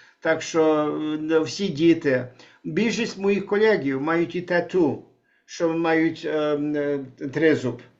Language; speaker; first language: Ukrainian; early bilingual, heritage; Ukrainian